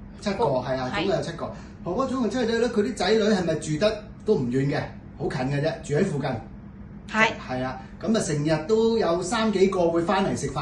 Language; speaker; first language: Cantonese; native; Cantonese